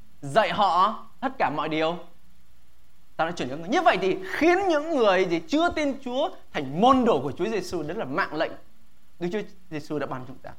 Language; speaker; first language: Vietnamese; native; Vietnamese